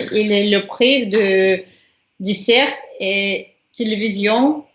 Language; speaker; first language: French; non-native, learner; Russian